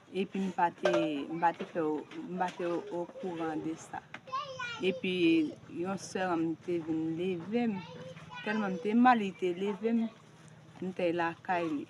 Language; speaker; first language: Haitian Creole; native; Haitian Creole